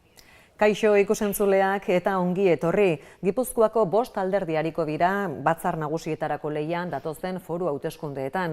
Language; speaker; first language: Basque; native; Basque